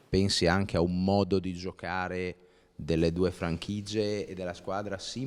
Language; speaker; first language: Italian; native; Italian